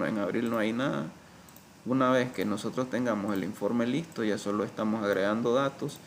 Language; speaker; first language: Spanish; native; Spanish